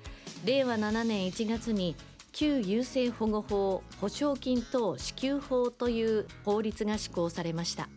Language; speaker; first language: Japanese; native; Japanese